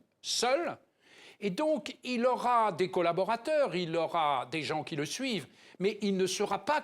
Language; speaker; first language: French; native; French